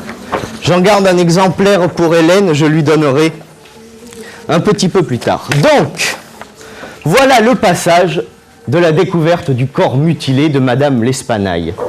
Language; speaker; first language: French; native; French